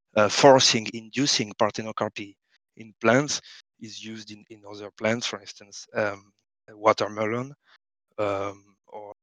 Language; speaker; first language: English; non-native, fluent; French